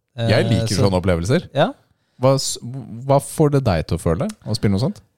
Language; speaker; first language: Norwegian; native; Norwegian